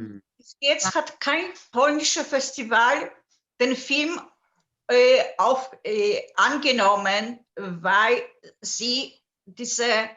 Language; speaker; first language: German; non-native, fluent; Polish